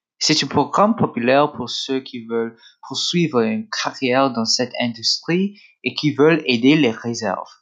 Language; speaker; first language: French; non-native, local second language; English